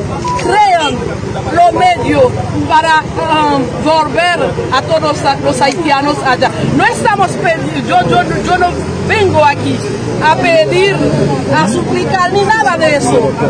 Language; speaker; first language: Spanish; non-native, fluent; Haitian Creole